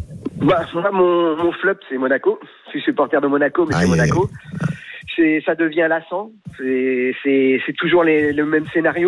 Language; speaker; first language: French; native; French